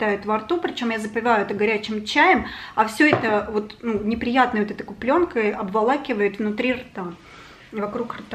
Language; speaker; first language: Russian; native; Russian